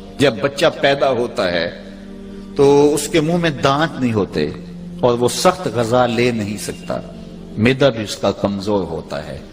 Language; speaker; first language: Urdu; non-native, local second language; Punjabi